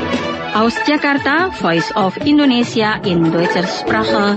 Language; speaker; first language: German; non-native, fluent; Indonesian